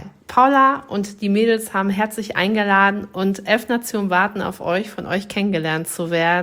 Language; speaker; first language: German; native; German